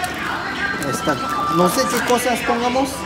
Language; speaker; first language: Spanish; non-native, learner; Japanese